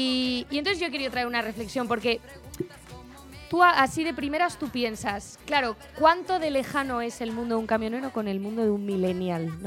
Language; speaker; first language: Spanish; native; Spanish